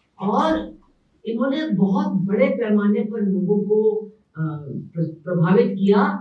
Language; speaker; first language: Hindi; native; Hindi